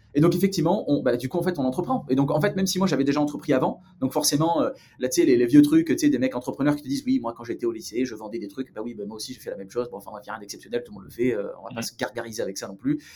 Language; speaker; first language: French; native; French